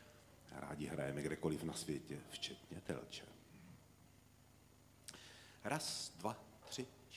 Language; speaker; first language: Czech; native; Czech